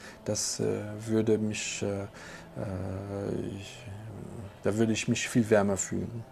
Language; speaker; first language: German; non-native, local second language; French